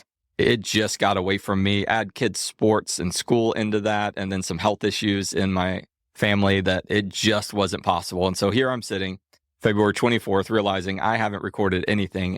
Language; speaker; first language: English; native; English